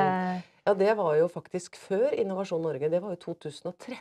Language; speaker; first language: Norwegian; native; Norwegian